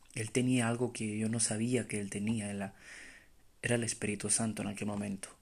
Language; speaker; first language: Spanish; non-native, fluent; Romanian